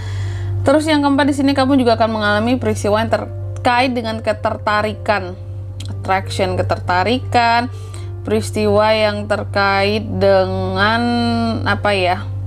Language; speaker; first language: Indonesian; native; Indonesian